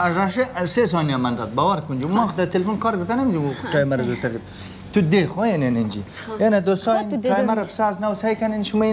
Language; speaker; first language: Persian; native; Persian